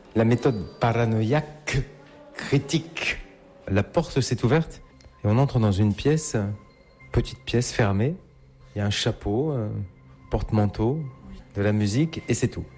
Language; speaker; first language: French; native; French